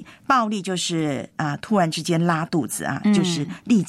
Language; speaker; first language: Chinese; native; Chinese